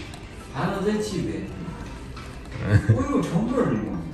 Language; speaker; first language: Chinese; native; Chinese